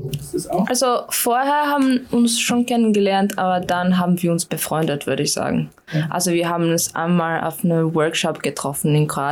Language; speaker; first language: German; non-native, fluent; Croatian